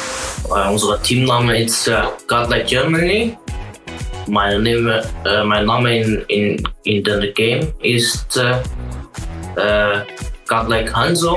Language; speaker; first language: German; non-native, local second language; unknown